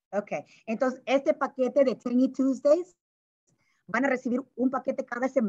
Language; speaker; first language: Spanish; early bilingual, heritage; Spanish